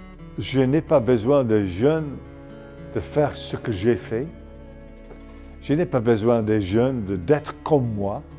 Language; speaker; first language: French; non-native, fluent; English